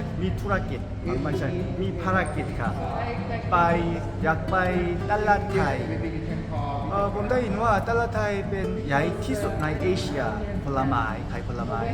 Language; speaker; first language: Thai; non-native, learner; Korean